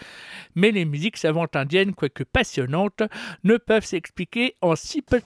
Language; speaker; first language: French; native; French